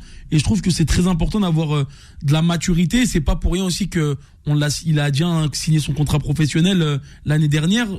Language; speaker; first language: French; native; French